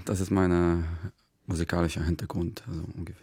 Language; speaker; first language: German; non-native, fluent; Arabic